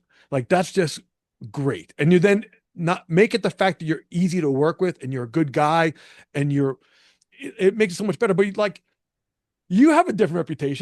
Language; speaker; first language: English; native; English